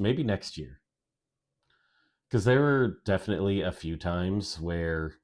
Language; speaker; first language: English; native; English